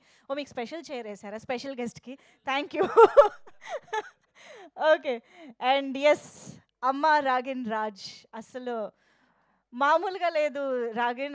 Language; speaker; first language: Telugu; native; Telugu